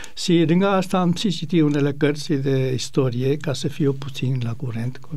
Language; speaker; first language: Romanian; non-native, fluent; Spanish